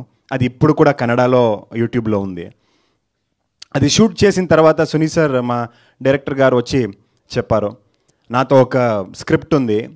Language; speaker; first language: Telugu; non-native, learner; Kannada